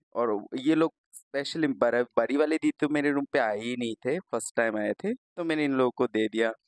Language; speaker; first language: Hindi; non-native, local second language; Bangla